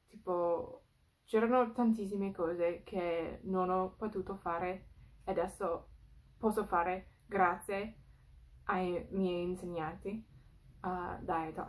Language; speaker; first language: Italian; non-native, fluent; English